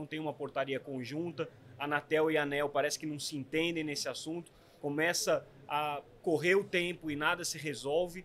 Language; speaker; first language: Portuguese; native; Portuguese